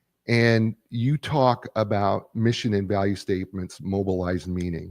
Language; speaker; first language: English; native; English